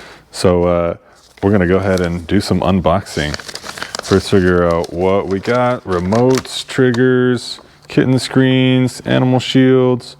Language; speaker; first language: English; native; English